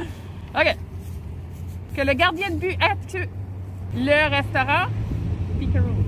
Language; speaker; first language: French; native; French